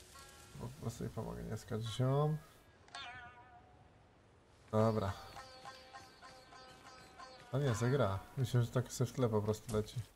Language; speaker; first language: Polish; native; Polish